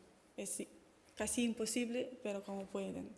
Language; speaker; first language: Spanish; non-native, fluent; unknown